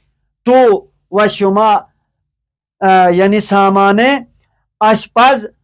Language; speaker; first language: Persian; non-native, fluent; Urdu